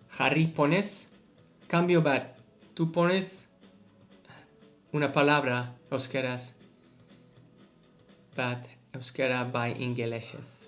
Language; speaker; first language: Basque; non-native, learner; English